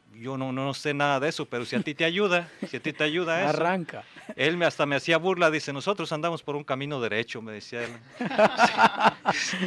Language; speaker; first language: Spanish; native; Spanish